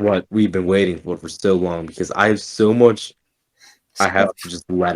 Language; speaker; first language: English; native; English